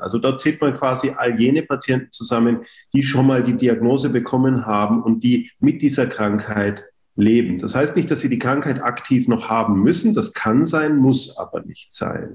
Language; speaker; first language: German; native; German